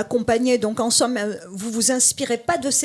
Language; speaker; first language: French; native; French